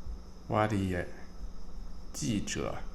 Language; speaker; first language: Chinese; non-native, learner; Somali